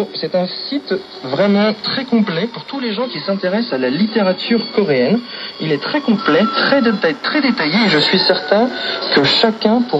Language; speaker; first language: French; native; French